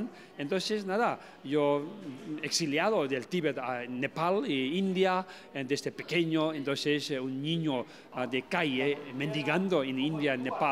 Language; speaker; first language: Spanish; non-native, learner; Tibetan